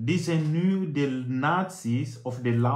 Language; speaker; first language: Dutch; non-native, fluent; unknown